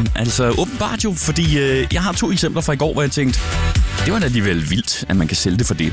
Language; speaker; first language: Danish; native; Danish